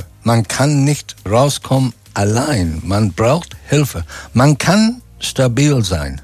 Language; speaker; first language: German; non-native, fluent; English